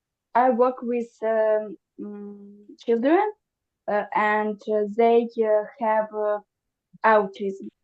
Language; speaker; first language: English; non-native, learner; Ukrainian